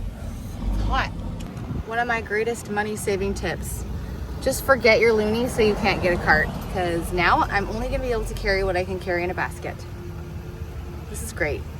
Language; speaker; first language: English; native; English